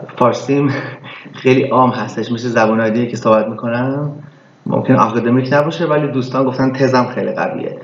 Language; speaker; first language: Persian; early bilingual, heritage; Persian